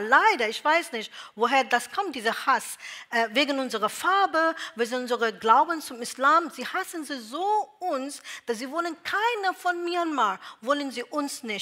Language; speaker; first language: German; non-native, learner; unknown